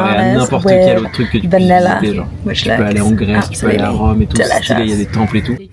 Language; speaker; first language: French; native; French